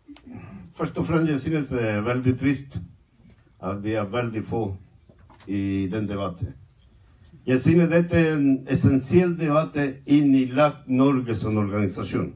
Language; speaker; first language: Norwegian; non-native, fluent; Spanish